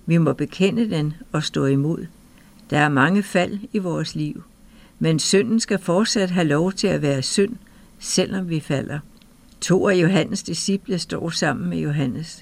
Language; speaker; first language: Danish; native; Danish